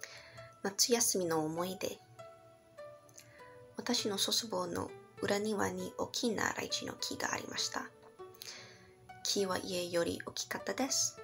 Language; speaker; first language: Japanese; non-native, learner; English